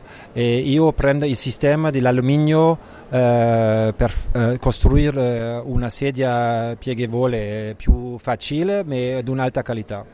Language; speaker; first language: Italian; non-native, learner; German